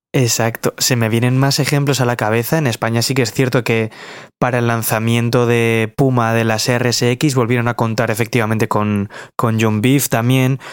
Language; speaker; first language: Spanish; native; Spanish